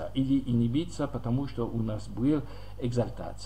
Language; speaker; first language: Russian; non-native, learner; French